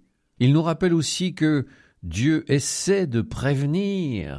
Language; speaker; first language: French; native; French